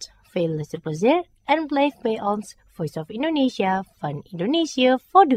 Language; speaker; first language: Dutch; non-native, learner; Indonesian